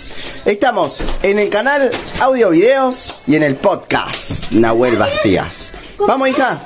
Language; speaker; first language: Spanish; native; Spanish